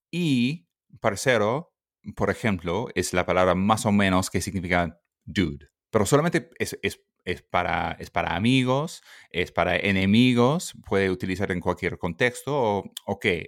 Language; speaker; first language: Spanish; non-native, fluent; English